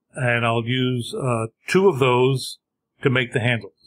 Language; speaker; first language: English; native; English